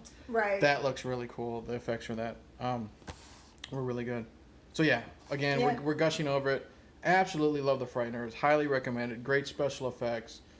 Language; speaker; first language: English; native; English